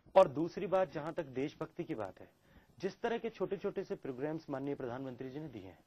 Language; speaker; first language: Hindi; native; Hindi